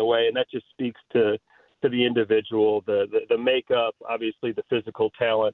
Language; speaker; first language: English; native; English